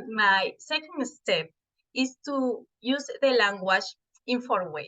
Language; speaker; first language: English; non-native, fluent; Spanish